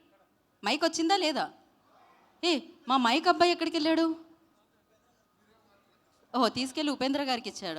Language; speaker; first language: Telugu; native; Telugu